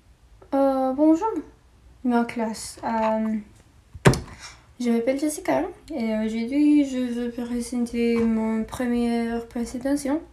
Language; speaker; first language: French; non-native, learner; English